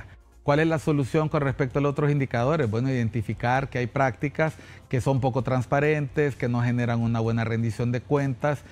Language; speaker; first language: Spanish; native; Spanish